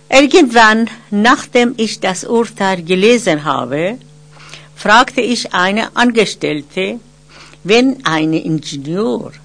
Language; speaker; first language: German; non-native, fluent; Persian